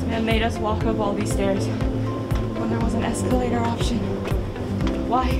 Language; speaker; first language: English; non-native, fluent; Chinese